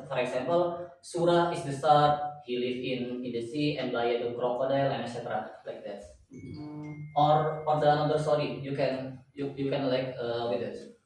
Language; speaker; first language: English; non-native, learner; Indonesian